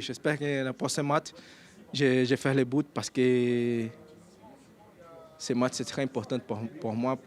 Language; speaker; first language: French; non-native, learner; Portuguese